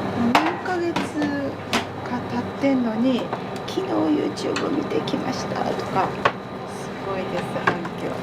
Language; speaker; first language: Japanese; native; Japanese